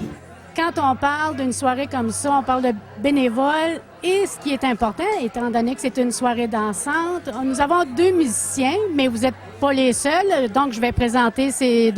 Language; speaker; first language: French; native; French